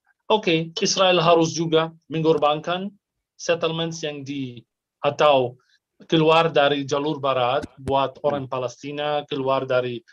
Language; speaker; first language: Indonesian; non-native, fluent; Arabic